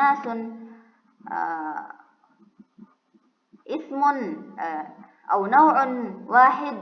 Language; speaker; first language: Arabic; non-native, fluent; Indonesian